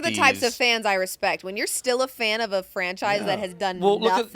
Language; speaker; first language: English; native; English